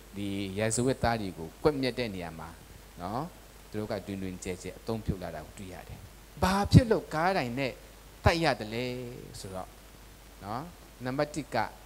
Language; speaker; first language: Burmese; non-native, local second language; Tedim Chin